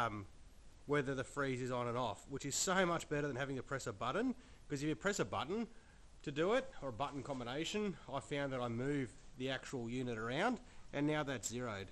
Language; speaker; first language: English; native; English